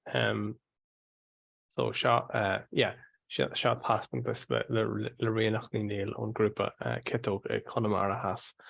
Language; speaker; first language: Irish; non-native, local second language; English